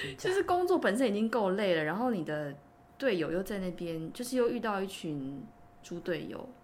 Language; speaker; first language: Chinese; native; Chinese